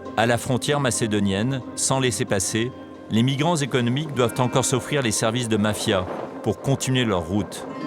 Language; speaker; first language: French; native; French